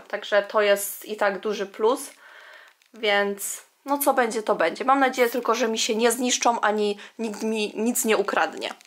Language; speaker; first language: Polish; native; Polish